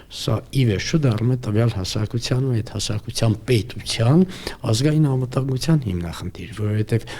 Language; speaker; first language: Armenian; native; Armenian